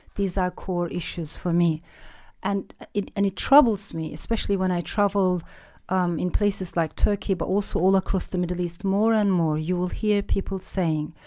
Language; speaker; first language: English; non-native, fluent; Turkish